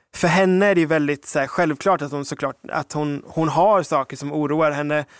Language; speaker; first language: Swedish; early bilingual, other home language; English